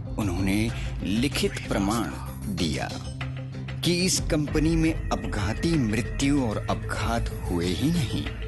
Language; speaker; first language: Hindi; non-native, local second language; Marathi